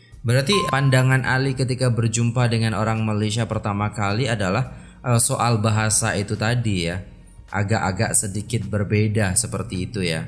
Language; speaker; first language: Indonesian; native; Indonesian